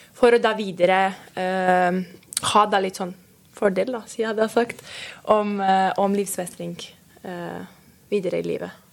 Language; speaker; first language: Norwegian; non-native, fluent; Serbian